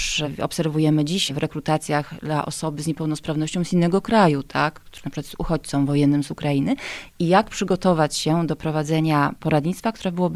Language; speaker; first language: Polish; native; Polish